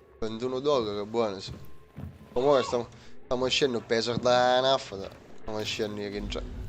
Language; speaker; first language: Italian; native; Italian